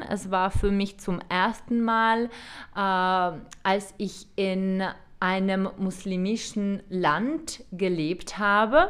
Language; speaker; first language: German; non-native, fluent; Czech